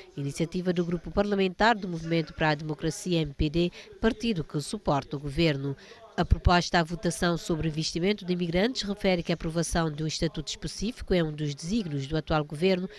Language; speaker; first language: Portuguese; non-native, local second language; Kabuverdianu